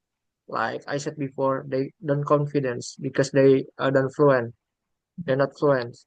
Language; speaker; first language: English; non-native, learner; Indonesian